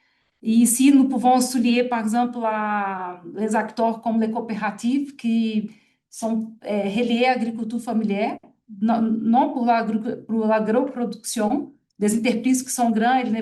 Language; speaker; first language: French; non-native, fluent; Portuguese